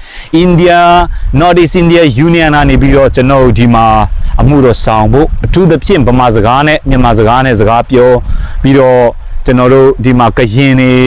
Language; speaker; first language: Burmese; non-native, fluent; Mizo